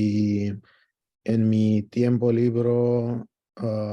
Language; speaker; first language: Spanish; non-native, learner; Greek